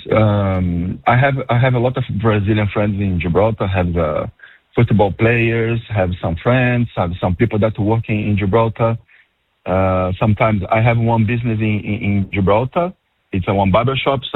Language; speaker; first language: English; non-native, fluent; Portuguese